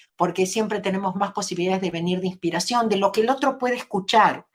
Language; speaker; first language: Spanish; native; Spanish